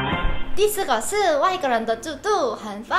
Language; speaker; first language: Chinese; non-native, fluent; Korean